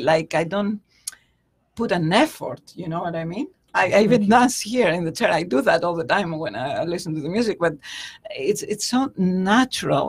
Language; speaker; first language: English; non-native, fluent; Greek